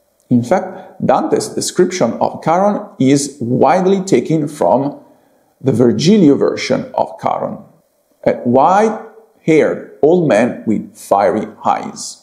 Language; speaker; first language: English; non-native, fluent; Italian